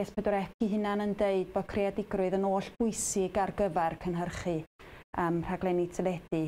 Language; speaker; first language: Welsh; native; Welsh